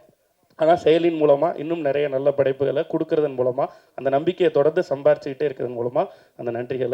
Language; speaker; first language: Tamil; native; Tamil